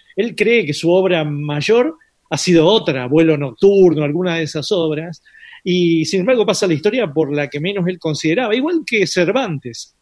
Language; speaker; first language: Spanish; native; Spanish